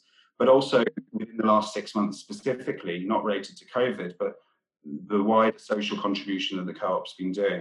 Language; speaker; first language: English; native; English